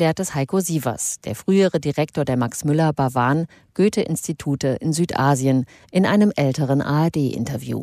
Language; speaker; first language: German; native; German